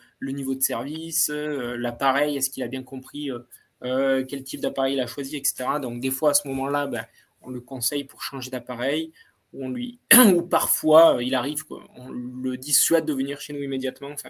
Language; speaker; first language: French; native; French